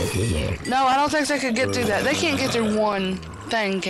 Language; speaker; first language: English; native; English